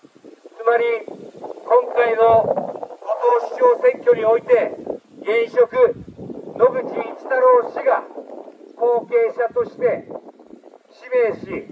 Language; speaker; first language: Japanese; native; Japanese